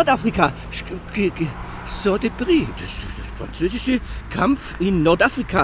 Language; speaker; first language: German; non-native, learner; Italian